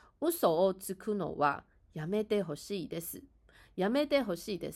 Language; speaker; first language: Japanese; non-native, fluent; Chinese